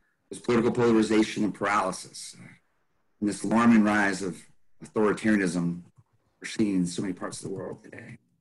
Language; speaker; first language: English; native; English